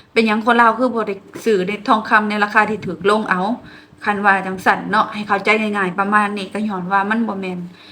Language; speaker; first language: Thai; native; Thai